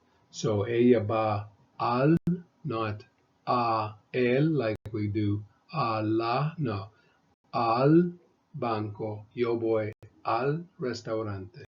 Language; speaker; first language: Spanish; non-native, fluent; English